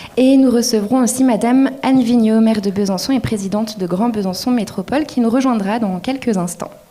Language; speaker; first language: French; native; French